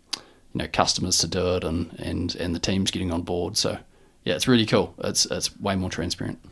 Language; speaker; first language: English; native; English